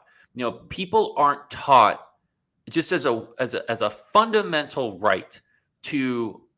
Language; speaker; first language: English; native; English